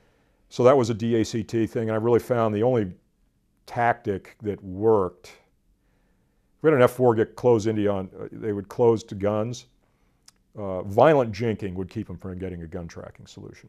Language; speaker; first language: English; native; English